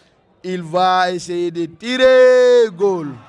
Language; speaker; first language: French; non-native, local second language; Fula